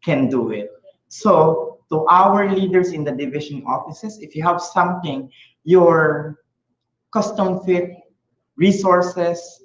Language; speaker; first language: English; non-native, local second language; Filipino